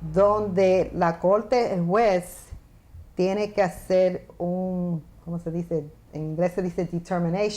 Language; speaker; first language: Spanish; early bilingual, heritage; Spanish